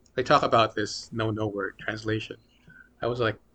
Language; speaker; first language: English; early bilingual, other home language; Filipino